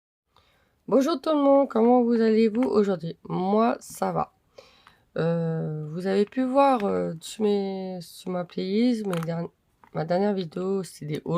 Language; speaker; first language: French; native; French